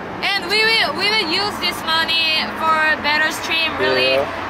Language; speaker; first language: English; non-native, learner; Korean